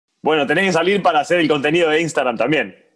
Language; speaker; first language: Spanish; native; Spanish